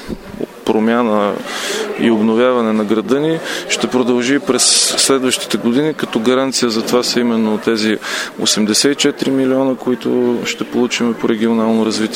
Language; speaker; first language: Bulgarian; native; Bulgarian